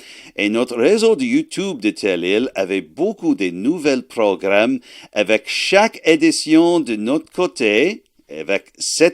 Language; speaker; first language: French; non-native, learner; English